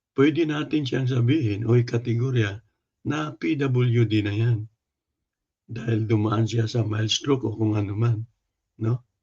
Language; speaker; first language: Filipino; non-native, local second language; Cebuano